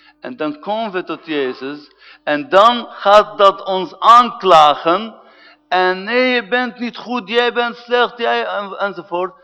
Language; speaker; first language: Dutch; non-native, fluent; Arabic